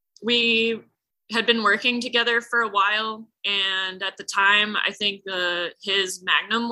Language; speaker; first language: English; native; English